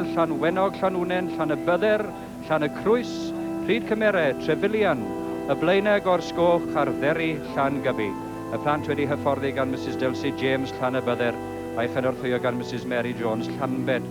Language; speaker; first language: Welsh; native; Welsh